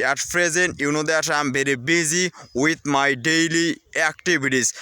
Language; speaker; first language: English; non-native, learner; Bangla